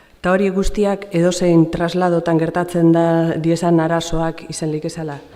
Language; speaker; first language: Basque; native; Basque